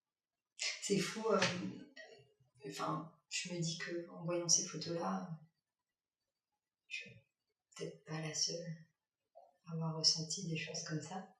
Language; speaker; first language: French; native; French